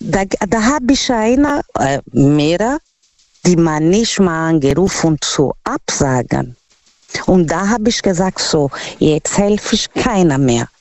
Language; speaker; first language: German; non-native, learner; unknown